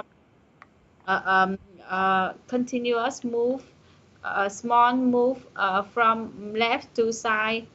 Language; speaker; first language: English; non-native, learner; Vietnamese